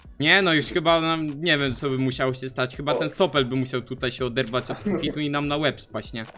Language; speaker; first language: Polish; native; Polish